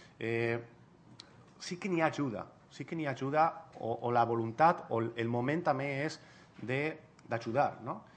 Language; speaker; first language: Catalan; non-native, local second language; Spanish